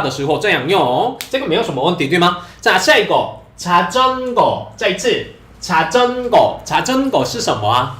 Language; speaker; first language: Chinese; non-native, fluent; Korean